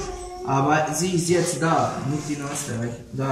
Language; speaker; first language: German; non-native, learner; Croatian